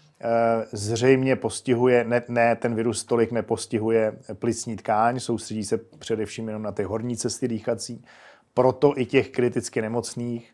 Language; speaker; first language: Czech; native; Czech